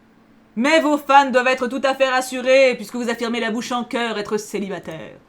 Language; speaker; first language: French; native; French